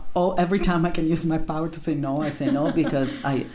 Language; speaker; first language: English; non-native, fluent; Italian